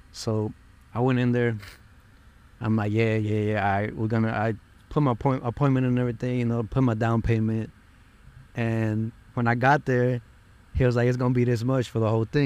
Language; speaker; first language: English; early bilingual, other home language; Spanish